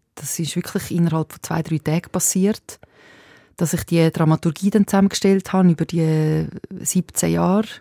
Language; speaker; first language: German; early bilingual, other home language; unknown